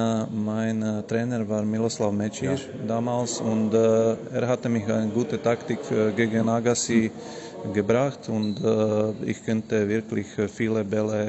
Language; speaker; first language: German; non-native, fluent; Slovak